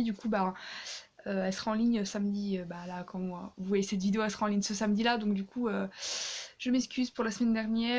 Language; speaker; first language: French; native; French